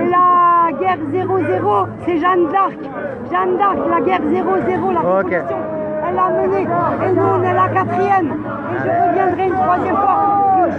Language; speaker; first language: French; native; French